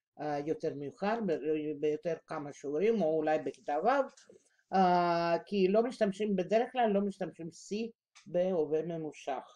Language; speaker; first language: Hebrew; non-native, fluent; Russian